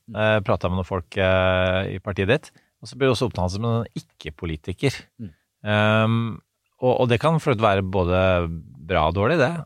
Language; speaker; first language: Norwegian; native; Norwegian